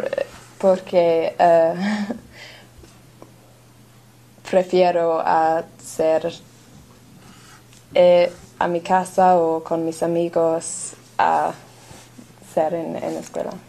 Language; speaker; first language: Spanish; non-native, learner; English